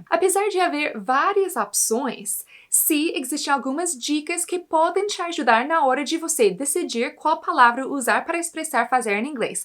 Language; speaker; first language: Portuguese; non-native, fluent; English